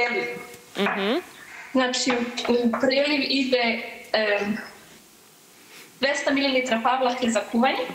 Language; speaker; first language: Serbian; early bilingual, heritage; Serbian